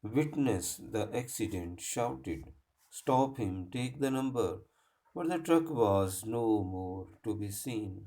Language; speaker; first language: English; non-native, local second language; Hindi